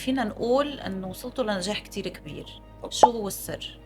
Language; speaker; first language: Arabic; native; Arabic